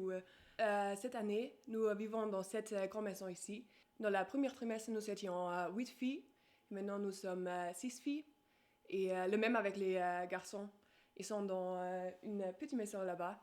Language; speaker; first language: French; non-native, learner; German